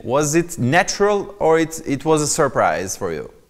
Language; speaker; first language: English; non-native, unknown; Albanian